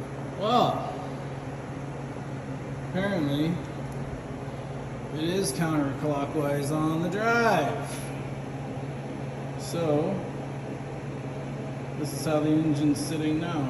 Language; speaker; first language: English; native; English